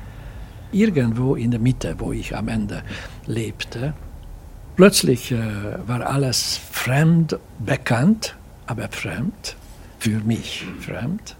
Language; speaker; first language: German; non-native, fluent; Hungarian